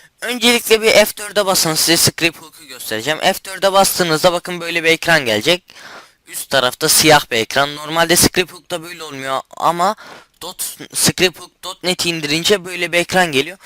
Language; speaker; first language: Turkish; native; Turkish